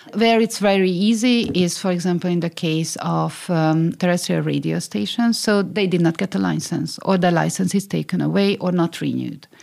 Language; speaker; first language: English; non-native, fluent; Hungarian